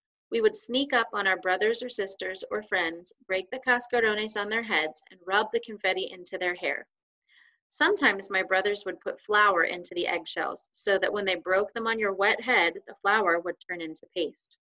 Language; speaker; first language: English; native; English